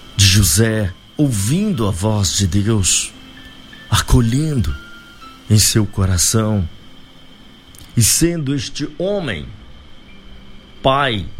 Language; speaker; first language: Portuguese; native; Portuguese